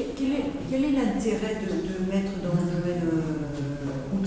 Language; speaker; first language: French; native; French